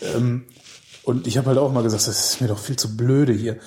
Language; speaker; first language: German; native; German